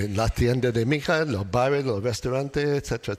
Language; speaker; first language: Spanish; non-native, learner; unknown